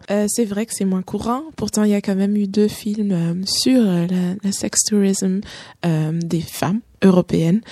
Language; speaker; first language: French; native; French